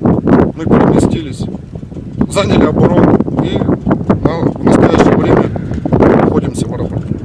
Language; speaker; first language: Russian; native; Russian